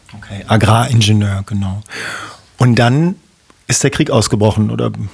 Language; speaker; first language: German; native; German